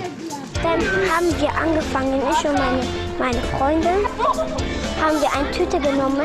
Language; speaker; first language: German; non-native, learner; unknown